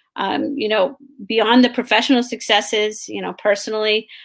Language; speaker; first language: English; native; English